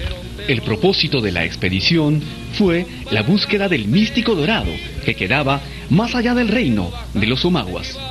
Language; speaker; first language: Spanish; native; Spanish